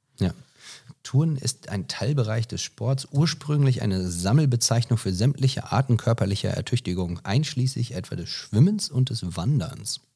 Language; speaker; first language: German; non-native, fluent; English